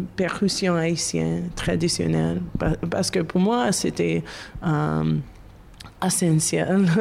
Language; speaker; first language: French; non-native, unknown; English